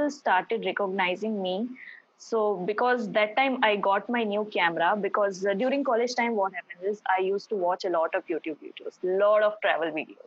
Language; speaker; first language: English; non-native, local second language; Hindi